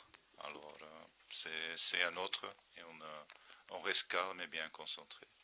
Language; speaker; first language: French; non-native, fluent; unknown